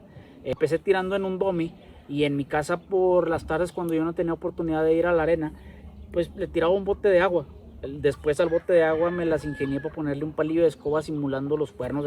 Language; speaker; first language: Spanish; native; Spanish